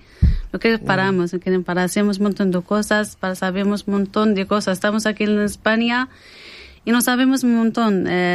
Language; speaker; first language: Spanish; non-native, learner; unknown